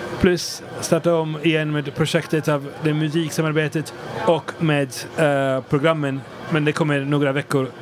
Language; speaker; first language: Swedish; non-native, fluent; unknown